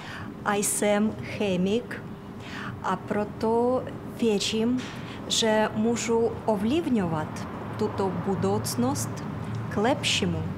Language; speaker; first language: Czech; non-native, fluent; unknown